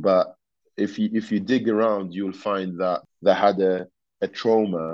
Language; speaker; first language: English; non-native, fluent; Arabic